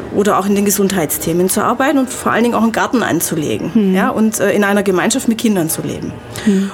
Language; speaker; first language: German; native; German